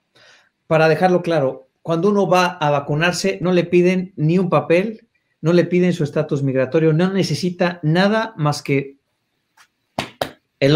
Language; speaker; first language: Spanish; native; Spanish